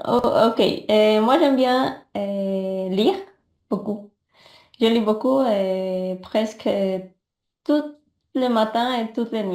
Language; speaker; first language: French; non-native, learner; Spanish